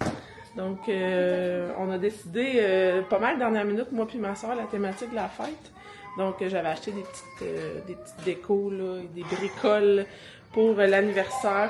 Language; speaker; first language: French; native; French